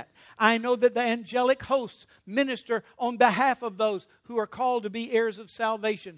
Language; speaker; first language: English; native; English